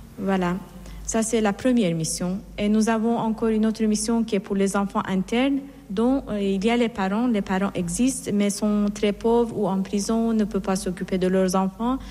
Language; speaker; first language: French; non-native, fluent; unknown